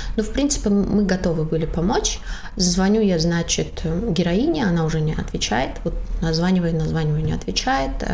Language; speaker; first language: Russian; non-native, local second language; Tajik